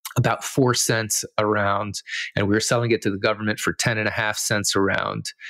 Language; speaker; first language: English; native; English